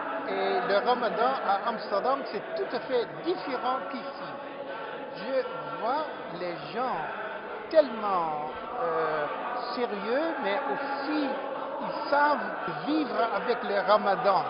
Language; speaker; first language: French; non-native, fluent; Dutch